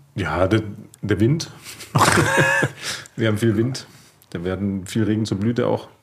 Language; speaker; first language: German; native; German